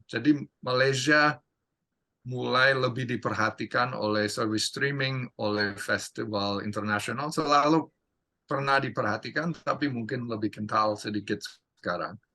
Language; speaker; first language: Indonesian; non-native, fluent; English